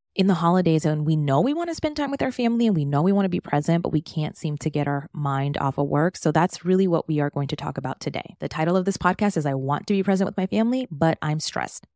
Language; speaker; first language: English; native; English